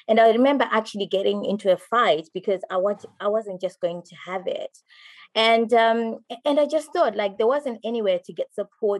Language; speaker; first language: English; non-native, local second language; Shona